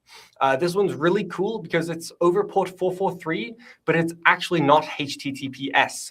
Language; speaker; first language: English; native; English